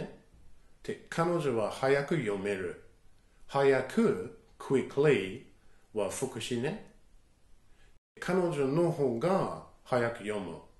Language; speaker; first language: Japanese; non-native, fluent; English